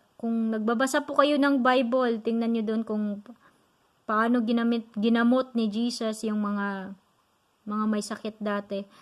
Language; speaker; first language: Filipino; non-native, local second language; Cebuano